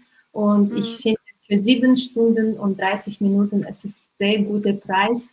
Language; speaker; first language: German; non-native, learner; Russian